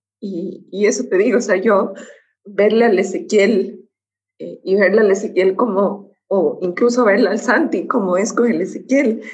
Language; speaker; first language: Spanish; native; Spanish